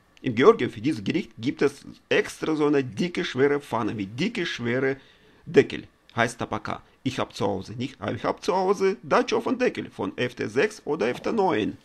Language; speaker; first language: German; non-native, learner; Russian